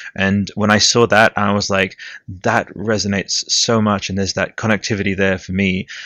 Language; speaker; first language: English; early bilingual, other home language; Italian